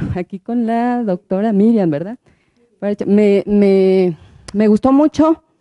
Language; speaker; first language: Spanish; native; Spanish